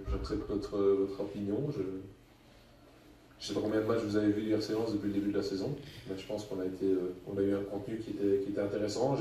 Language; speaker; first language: French; native; French